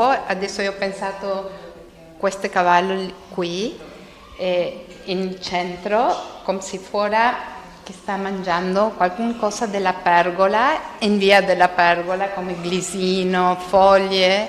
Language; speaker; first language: Italian; non-native, learner; Spanish